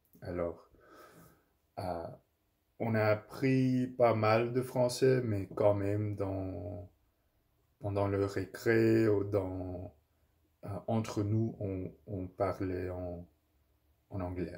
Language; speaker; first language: French; non-native, local second language; English